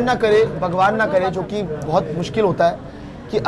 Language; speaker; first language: Hindi; native; Hindi